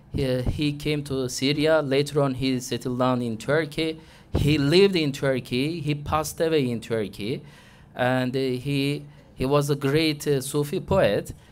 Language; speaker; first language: English; non-native, fluent; Turkish